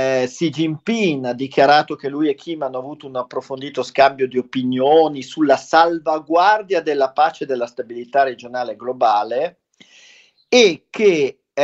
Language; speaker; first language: Italian; native; Italian